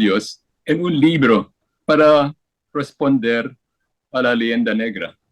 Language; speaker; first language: Spanish; non-native, fluent; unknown